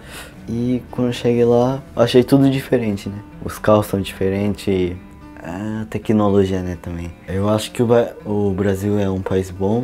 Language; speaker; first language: Portuguese; early bilingual, heritage; Portuguese